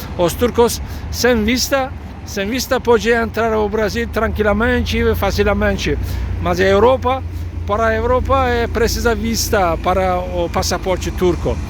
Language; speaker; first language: Portuguese; non-native, learner; Turkish